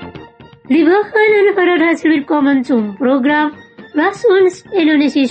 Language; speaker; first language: German; non-native, fluent; Indonesian